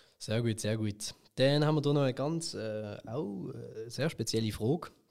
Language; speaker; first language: German; early bilingual, other home language; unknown